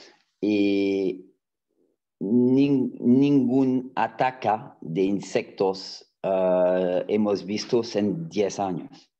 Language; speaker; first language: Spanish; non-native, fluent; French